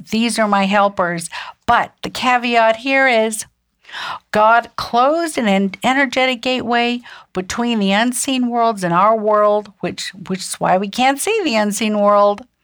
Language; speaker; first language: English; early bilingual, other home language; German